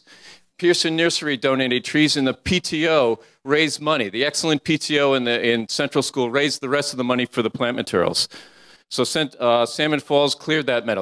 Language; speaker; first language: English; native; English